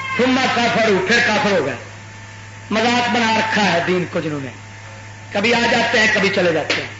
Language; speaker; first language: Urdu; non-native, local second language; Punjabi